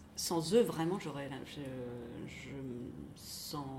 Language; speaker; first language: French; native; French